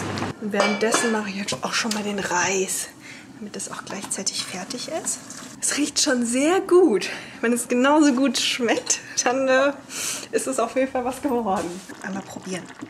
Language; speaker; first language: German; native; German